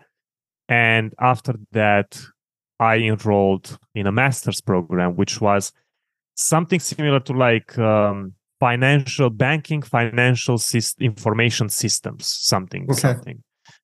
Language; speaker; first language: English; non-native, fluent; Romanian